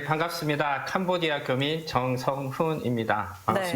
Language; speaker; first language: Korean; native; Korean